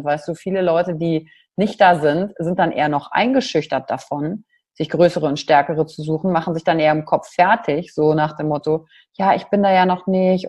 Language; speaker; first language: German; native; German